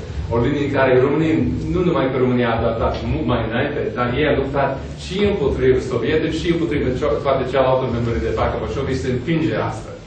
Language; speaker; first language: Romanian; non-native, fluent; English